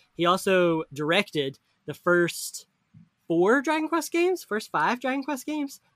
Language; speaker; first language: English; native; English